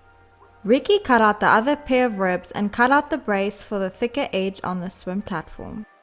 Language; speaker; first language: English; native; English